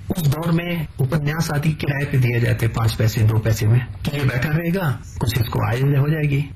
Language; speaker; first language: Hindi; non-native, local second language; Punjabi